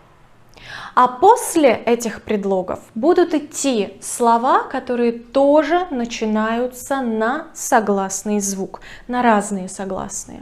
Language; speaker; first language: Russian; native; Russian